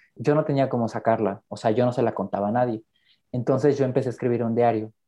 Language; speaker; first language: Spanish; native; Spanish